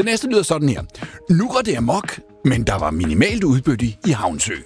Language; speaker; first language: Danish; native; Danish